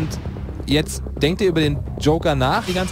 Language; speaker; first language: German; native; German